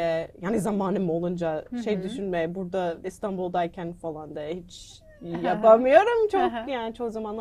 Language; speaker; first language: Turkish; non-native, learner; English